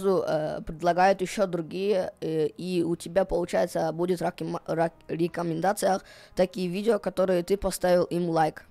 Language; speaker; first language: Russian; non-native, local second language; Kyrgyz